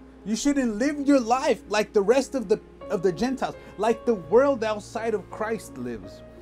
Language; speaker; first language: English; early bilingual, other home language; Spanish